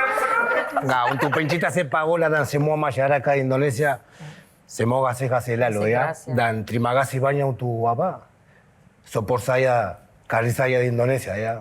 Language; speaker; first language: Indonesian; non-native, fluent; Spanish